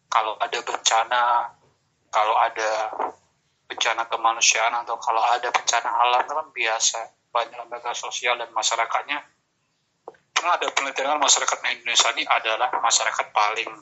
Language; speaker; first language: Indonesian; native; Indonesian